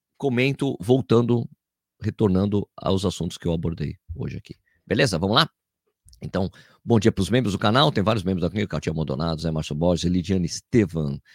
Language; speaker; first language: Portuguese; native; Portuguese